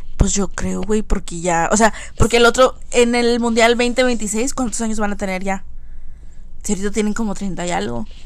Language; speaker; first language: Spanish; early bilingual, heritage; Spanish